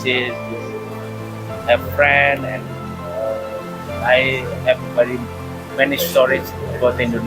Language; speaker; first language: English; non-native, learner; Indonesian